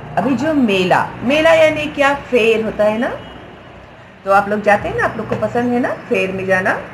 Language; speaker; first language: Hindi; non-native, local second language; Marathi